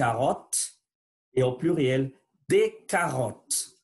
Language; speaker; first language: French; non-native, learner; Spanish